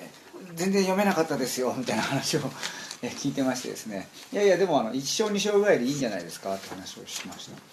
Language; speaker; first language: Japanese; native; Japanese